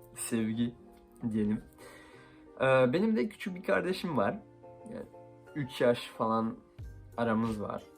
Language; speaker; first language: Turkish; early bilingual, heritage; Turkish